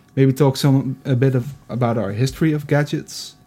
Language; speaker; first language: English; non-native, fluent; Dutch